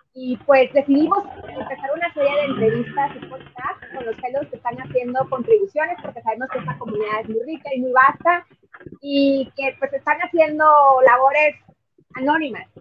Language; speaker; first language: Spanish; native; Spanish